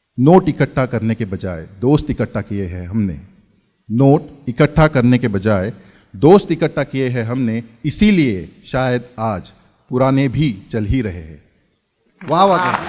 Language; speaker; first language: Hindi; non-native, local second language; Marathi